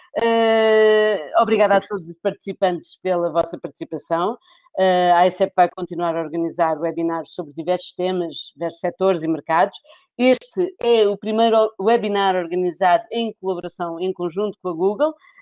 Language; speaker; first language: Portuguese; native; Portuguese